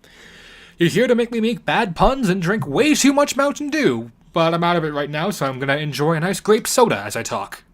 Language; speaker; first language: English; native; English